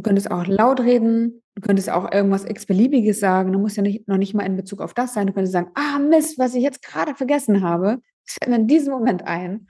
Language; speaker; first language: German; native; German